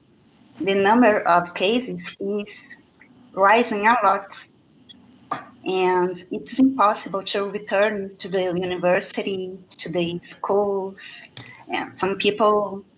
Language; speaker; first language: English; non-native, fluent; Portuguese